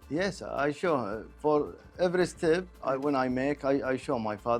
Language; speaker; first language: English; non-native, local second language; Arabic